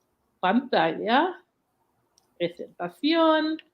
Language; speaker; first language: Spanish; non-native, learner; English